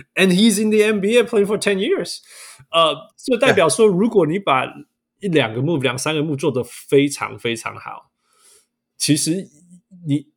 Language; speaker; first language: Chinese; native; Chinese